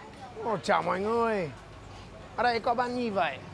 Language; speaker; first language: Vietnamese; early bilingual, heritage; English